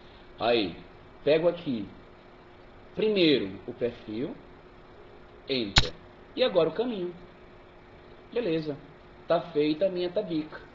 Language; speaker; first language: Portuguese; native; Portuguese